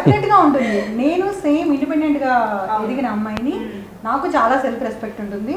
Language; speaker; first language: Telugu; native; Telugu